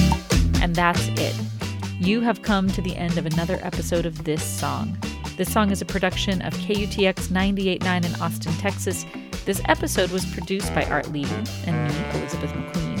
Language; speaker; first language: English; native; English